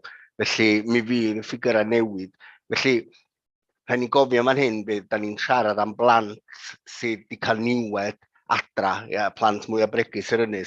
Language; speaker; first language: Welsh; native; Welsh